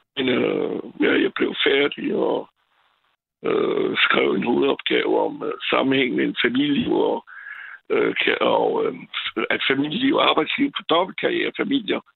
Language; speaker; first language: Danish; non-native, fluent; French